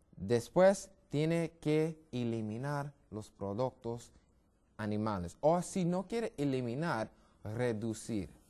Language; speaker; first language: Spanish; non-native, learner; English